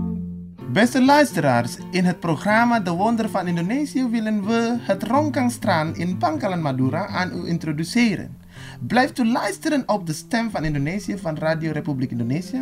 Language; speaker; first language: Dutch; non-native, fluent; Indonesian